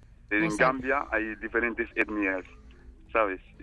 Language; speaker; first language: Spanish; non-native, fluent; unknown